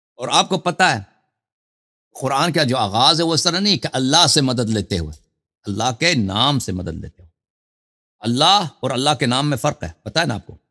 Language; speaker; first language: Urdu; non-native, fluent; Persian